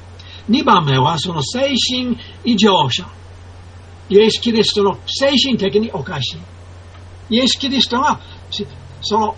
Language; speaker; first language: Japanese; non-native, fluent; English